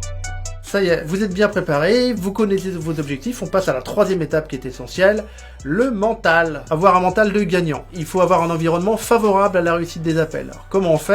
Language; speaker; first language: French; native; French